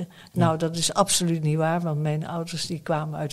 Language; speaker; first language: Dutch; native; Dutch